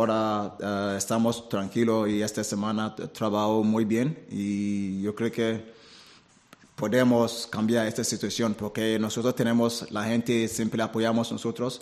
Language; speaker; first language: Spanish; non-native, learner; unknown